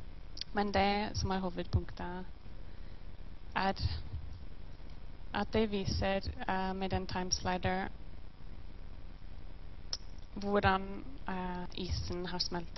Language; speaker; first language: Norwegian; non-native, learner; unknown